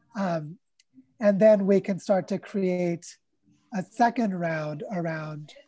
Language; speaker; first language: English; native; English